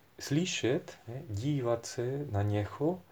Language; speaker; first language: Czech; non-native, fluent; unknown